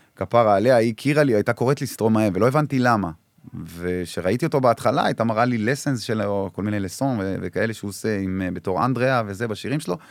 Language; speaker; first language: Hebrew; early bilingual, other home language; Arabic